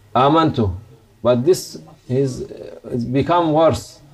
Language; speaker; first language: English; non-native, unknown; Turkish